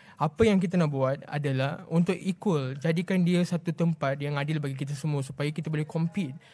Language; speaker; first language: Malay; non-native, local second language; Tamil